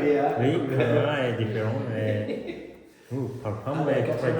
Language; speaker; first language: French; non-native, learner; Japanese